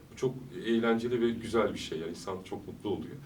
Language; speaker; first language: Turkish; early bilingual, heritage; Turkish